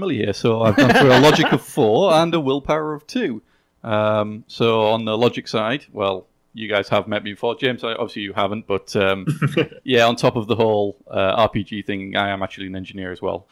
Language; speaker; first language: English; native; English